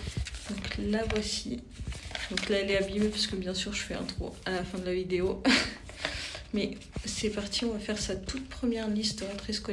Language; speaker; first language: French; native; French